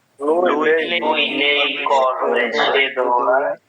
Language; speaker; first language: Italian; non-native, learner; Bangla